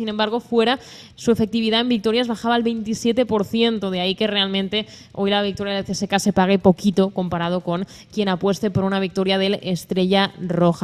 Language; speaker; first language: Spanish; native; Spanish